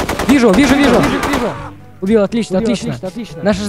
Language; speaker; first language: Russian; native; Russian